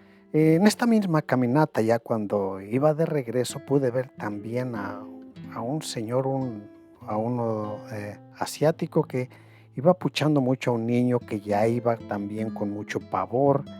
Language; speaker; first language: Spanish; native; Spanish